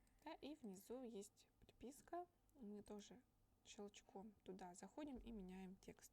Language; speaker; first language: Russian; native; Russian